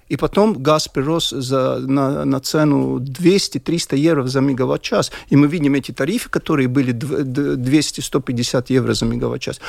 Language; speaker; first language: Russian; non-native, local second language; Latvian